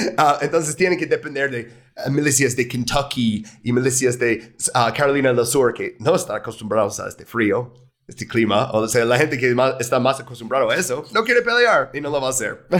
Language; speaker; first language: Spanish; non-native, fluent; English